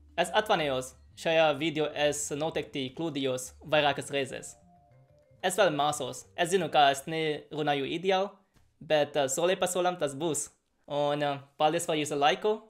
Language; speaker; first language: Latvian; non-native, fluent; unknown